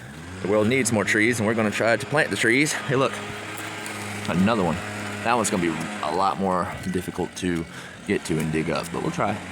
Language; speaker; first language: English; native; English